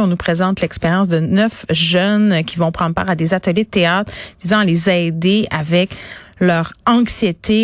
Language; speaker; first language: French; native; French